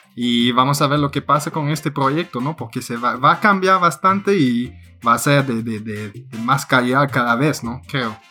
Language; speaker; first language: Spanish; non-native, fluent; French